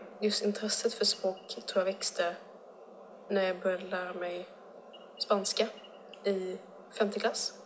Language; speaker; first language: Swedish; native; Swedish